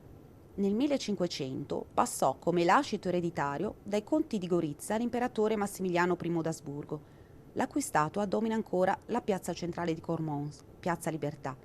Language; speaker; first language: Italian; native; Italian